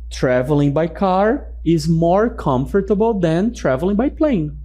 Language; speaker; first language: English; non-native, fluent; Portuguese